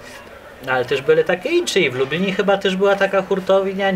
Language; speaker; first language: Polish; non-native, local second language; Rusyn